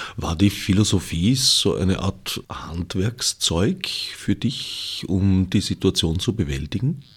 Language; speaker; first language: German; native; German